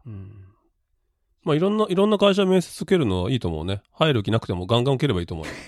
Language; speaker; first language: Japanese; native; Japanese